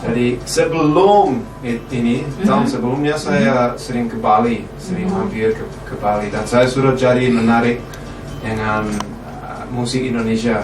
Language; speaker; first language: Indonesian; non-native, fluent; English